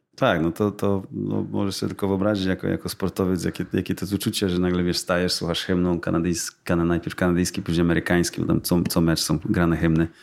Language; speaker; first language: Polish; native; Polish